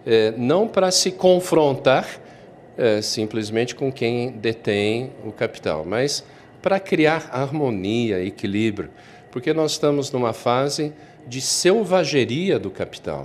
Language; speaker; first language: Portuguese; native; Portuguese